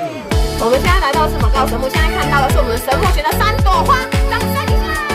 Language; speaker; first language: Chinese; native; Chinese